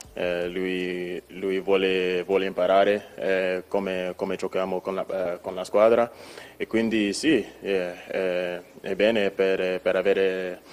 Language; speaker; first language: Italian; non-native, learner; English